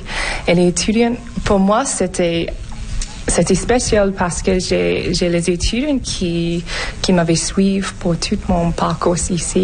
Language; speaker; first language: French; non-native, fluent; English